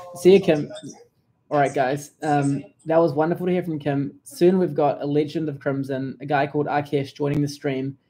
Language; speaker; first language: English; native; English